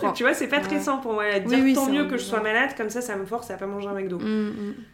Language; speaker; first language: French; native; French